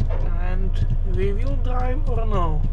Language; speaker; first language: English; non-native, learner; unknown